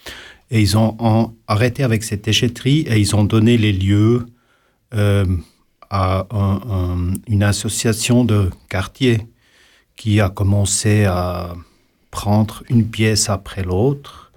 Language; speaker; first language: French; non-native, local second language; German